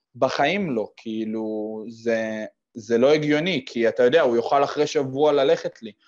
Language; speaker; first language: Hebrew; native; Hebrew